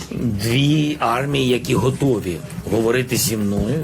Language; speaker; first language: Ukrainian; non-native, local second language; Russian